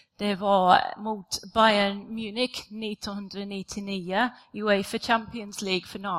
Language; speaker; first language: Swedish; non-native, fluent; English